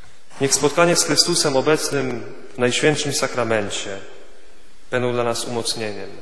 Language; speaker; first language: Polish; native; Polish